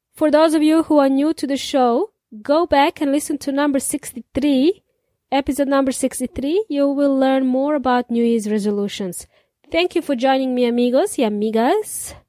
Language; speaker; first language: English; non-native, fluent; Serbian